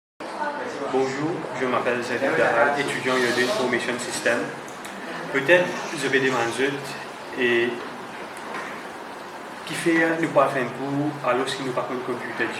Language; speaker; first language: French; non-native, local second language; Morisyen